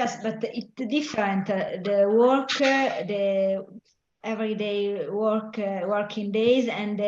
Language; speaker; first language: English; non-native, learner; Italian